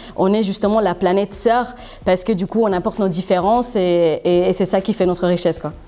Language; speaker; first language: French; non-native, fluent; English